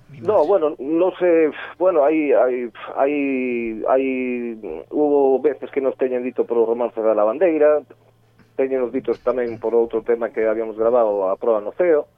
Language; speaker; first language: Galician; native; Galician